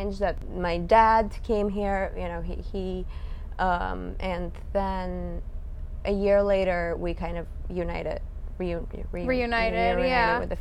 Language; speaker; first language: English; non-native, fluent; Russian